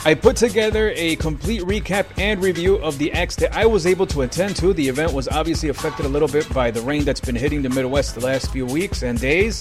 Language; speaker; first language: English; early bilingual, other home language; Spanish